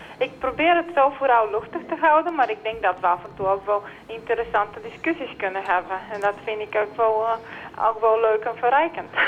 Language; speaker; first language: Dutch; non-native, fluent; Bulgarian